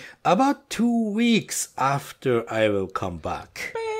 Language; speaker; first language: English; non-native, fluent; Japanese